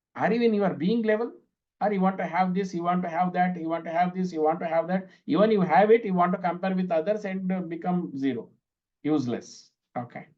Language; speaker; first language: English; non-native, local second language; Kannada